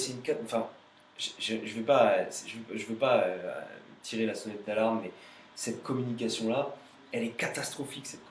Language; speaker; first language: French; native; French